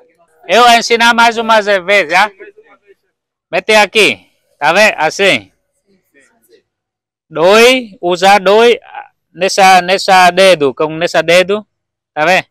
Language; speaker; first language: Portuguese; non-native, learner; Vietnamese